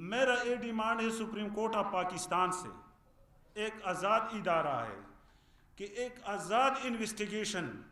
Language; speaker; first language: Urdu; non-native, fluent; Pashto